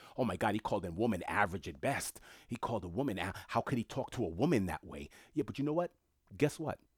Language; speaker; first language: English; native; English